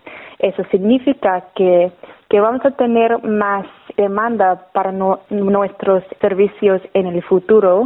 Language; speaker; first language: Spanish; non-native, fluent; English